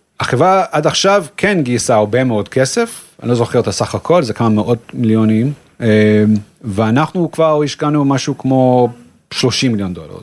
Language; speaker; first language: Hebrew; non-native, fluent; English